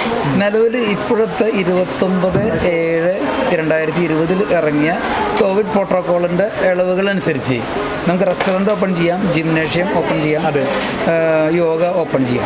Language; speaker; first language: Malayalam; native; Malayalam